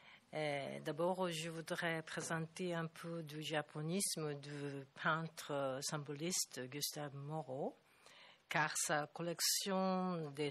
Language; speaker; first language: French; non-native, fluent; Japanese